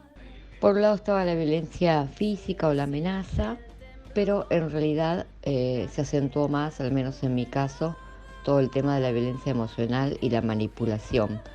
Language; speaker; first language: Spanish; native; Spanish